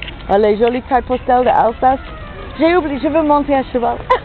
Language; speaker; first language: French; non-native, fluent; English